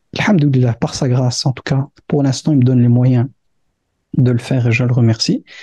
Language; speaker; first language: French; early bilingual, other home language; Arabic